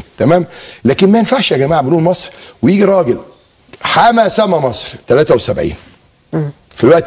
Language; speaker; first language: Arabic; native; Arabic